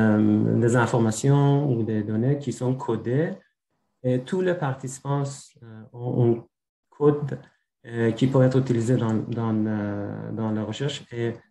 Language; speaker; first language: French; non-native, fluent; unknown